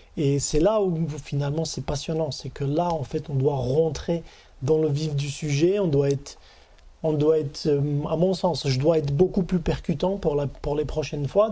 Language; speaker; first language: French; non-native, fluent; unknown